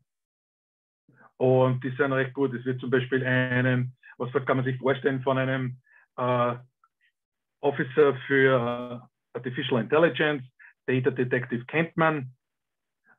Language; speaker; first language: German; native; German